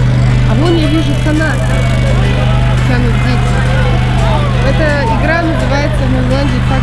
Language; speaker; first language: Russian; native; Russian